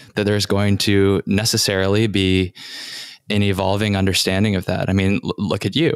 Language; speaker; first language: English; native; English